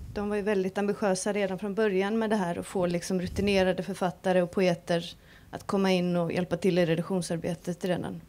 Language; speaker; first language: Swedish; non-native, fluent; Icelandic